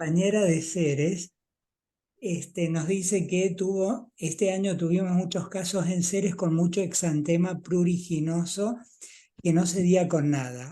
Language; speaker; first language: Spanish; native; Spanish